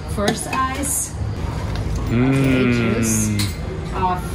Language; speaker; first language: English; non-native, fluent; Portuguese